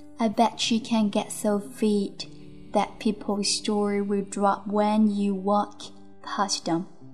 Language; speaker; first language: English; non-native, fluent; Chinese